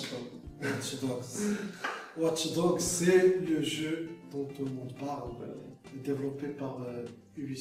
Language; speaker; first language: French; non-native, local second language; Arabic